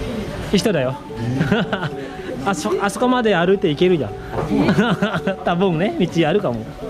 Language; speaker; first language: Japanese; non-native, learner; Indonesian